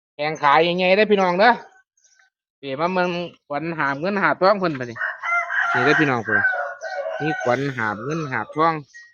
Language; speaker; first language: Thai; native; Thai